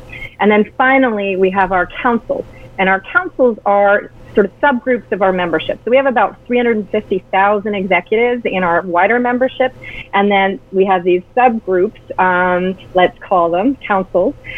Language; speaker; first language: English; native; English